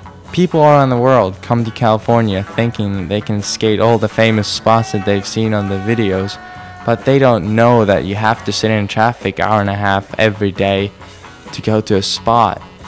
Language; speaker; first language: English; non-native, fluent; Finnish